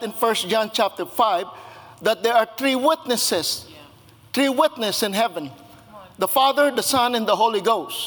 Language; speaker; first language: English; non-native, local second language; Filipino